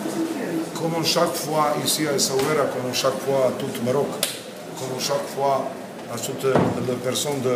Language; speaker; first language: French; non-native, learner; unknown